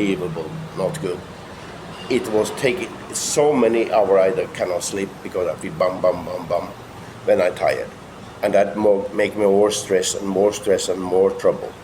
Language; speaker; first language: English; non-native, fluent; Norwegian